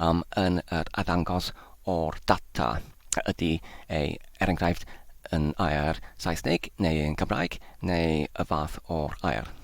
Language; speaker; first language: Welsh; non-native, learner; English